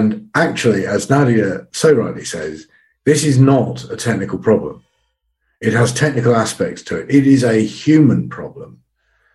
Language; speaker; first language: English; native; English